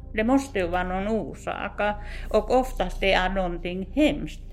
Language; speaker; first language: Swedish; non-native, fluent; Finnish